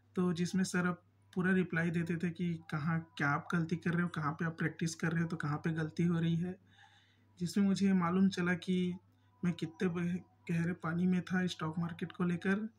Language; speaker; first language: Hindi; native; Hindi